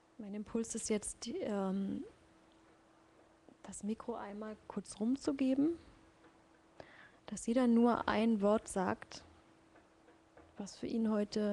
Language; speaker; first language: German; native; German